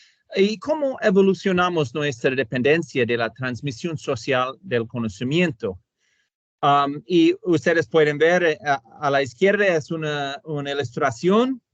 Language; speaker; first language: Spanish; non-native, fluent; English